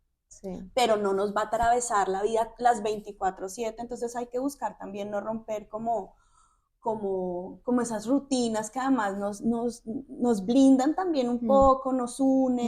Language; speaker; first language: Spanish; native; Spanish